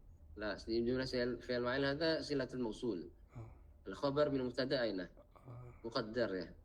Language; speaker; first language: Arabic; non-native, fluent; Indonesian